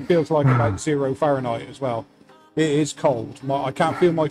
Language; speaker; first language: English; native; English